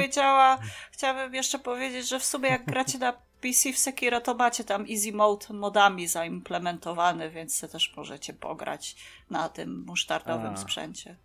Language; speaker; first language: Polish; native; Polish